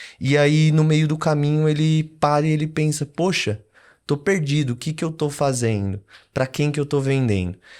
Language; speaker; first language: Portuguese; native; Portuguese